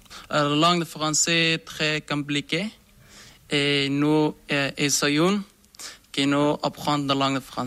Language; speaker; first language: French; non-native, learner; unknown